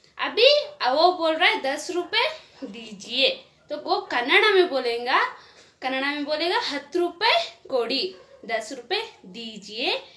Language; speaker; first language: Hindi; native; Hindi